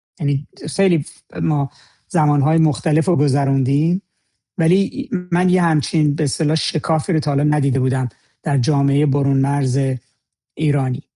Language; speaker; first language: Persian; native; Persian